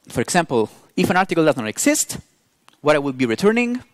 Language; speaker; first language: English; non-native, fluent; Italian